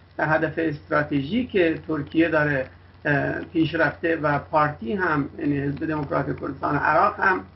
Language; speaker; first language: Persian; non-native, local second language; Kurdish